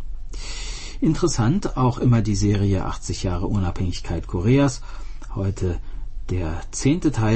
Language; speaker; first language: German; native; German